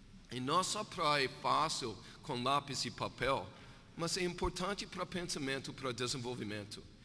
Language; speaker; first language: Portuguese; non-native, learner; English